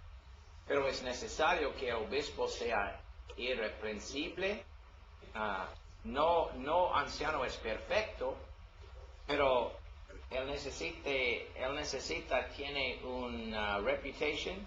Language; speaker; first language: Spanish; non-native, learner; English